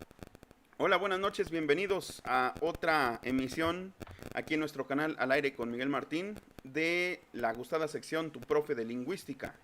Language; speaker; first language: Spanish; native; Spanish